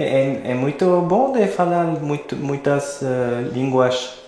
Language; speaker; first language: Portuguese; non-native, learner; French